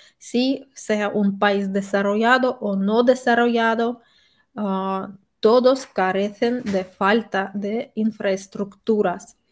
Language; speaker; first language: Spanish; non-native, fluent; Russian